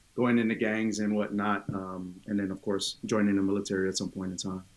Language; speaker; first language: English; early bilingual, other home language; Tongan